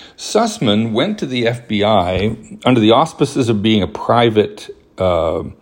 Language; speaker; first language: English; native; English